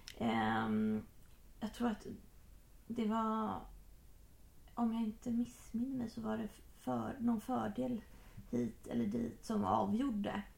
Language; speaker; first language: Swedish; native; Swedish